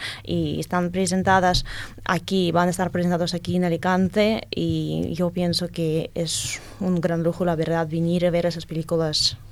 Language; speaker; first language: Spanish; non-native, fluent; Russian